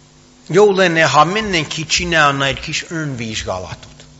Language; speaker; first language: Hungarian; non-native, fluent; English